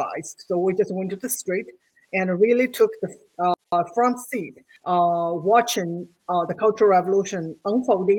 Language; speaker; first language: English; non-native, fluent; Chinese